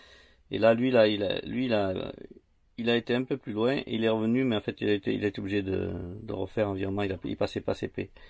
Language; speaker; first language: French; native; French